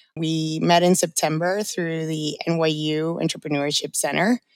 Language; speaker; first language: English; early bilingual, other home language; Spanish